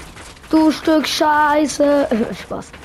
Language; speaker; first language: German; native; German